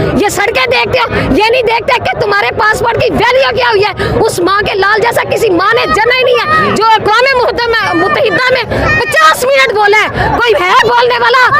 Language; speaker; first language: Urdu; non-native, local second language; Punjabi